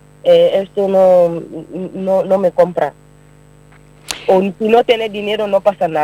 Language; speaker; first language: Spanish; non-native, learner; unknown